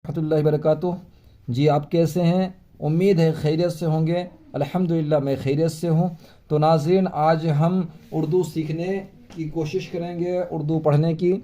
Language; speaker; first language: Hindi; native; Hindi